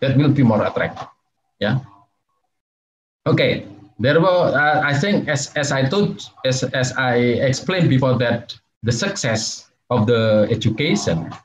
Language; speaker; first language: English; non-native, fluent; Javanese